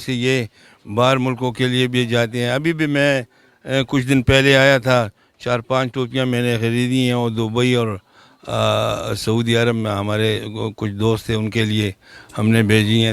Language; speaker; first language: Hindi; non-native, local second language; Pashto